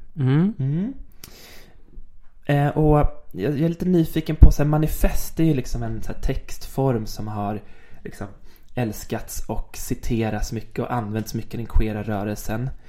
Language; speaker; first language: Swedish; native; Swedish